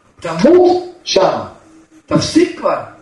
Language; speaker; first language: Hebrew; non-native, fluent; Russian